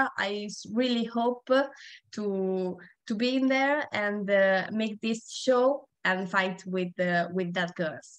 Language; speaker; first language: English; non-native, learner; Italian